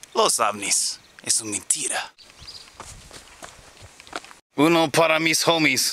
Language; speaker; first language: Spanish; non-native, learner; English